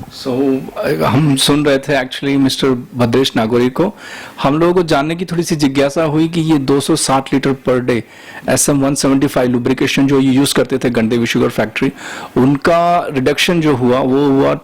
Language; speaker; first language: Hindi; native; Hindi